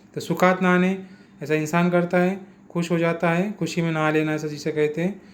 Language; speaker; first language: Hindi; non-native, local second language; Marathi